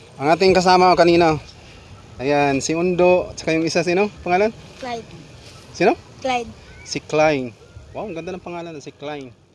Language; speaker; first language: Filipino; native; Filipino